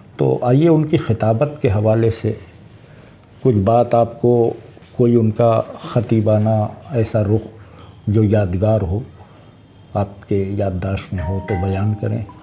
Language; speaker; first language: Urdu; native; Urdu